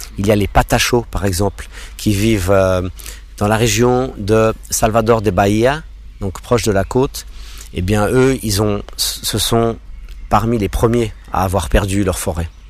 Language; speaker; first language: French; non-native, local second language; English